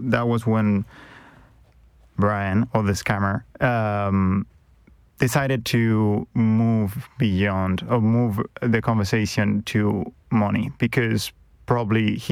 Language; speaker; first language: English; non-native, fluent; Spanish